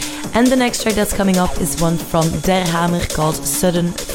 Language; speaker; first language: English; non-native, fluent; Dutch